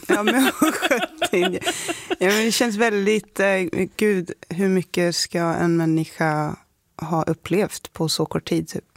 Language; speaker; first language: Swedish; early bilingual, other home language; Somali